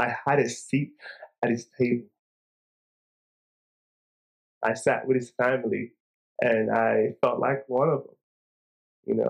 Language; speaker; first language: English; non-native, local second language; Igbo